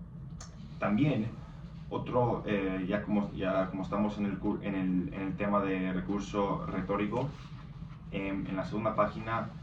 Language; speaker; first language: Spanish; non-native, fluent; English